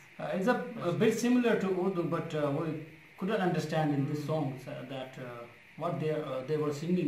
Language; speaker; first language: English; non-native, local second language; Urdu